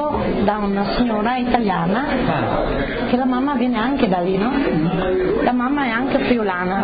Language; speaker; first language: Italian; native; Italian